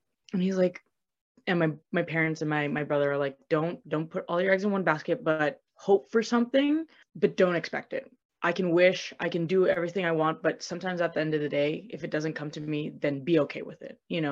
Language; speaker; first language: English; native; English